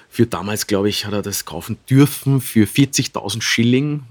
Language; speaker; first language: German; native; German